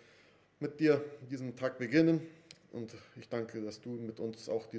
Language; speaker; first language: German; non-native, fluent; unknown